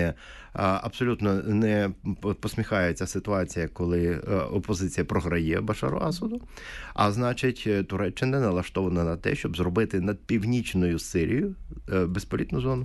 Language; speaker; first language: Ukrainian; native; Ukrainian